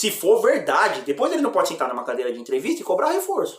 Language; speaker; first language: Portuguese; native; Portuguese